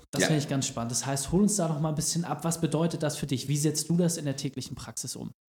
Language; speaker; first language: German; native; German